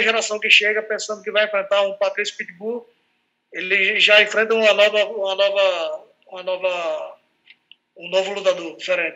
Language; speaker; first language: Portuguese; native; Portuguese